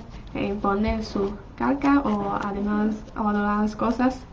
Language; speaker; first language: Spanish; non-native, learner; Chinese